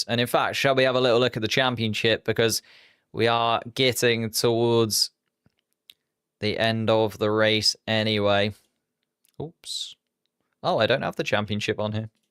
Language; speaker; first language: English; native; English